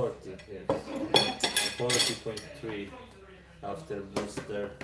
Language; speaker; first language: English; non-native, learner; Polish